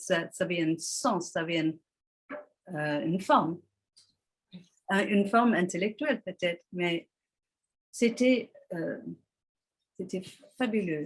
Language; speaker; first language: French; non-native, fluent; English